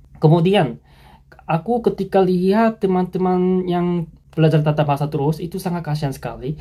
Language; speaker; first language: Indonesian; non-native, fluent; Korean